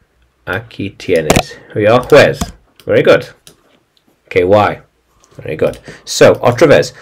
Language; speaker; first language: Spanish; non-native, learner; English